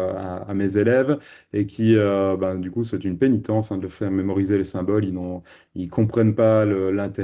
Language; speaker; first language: French; native; French